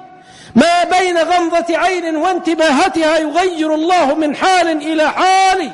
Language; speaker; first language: Arabic; native; Arabic